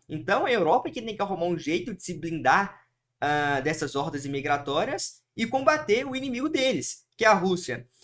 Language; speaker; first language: Portuguese; early bilingual, heritage; Portuguese